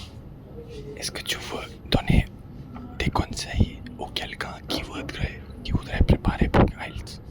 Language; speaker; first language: French; non-native, learner; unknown